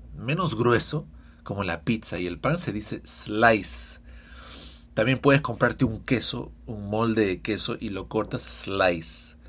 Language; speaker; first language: Spanish; early bilingual, heritage; Spanish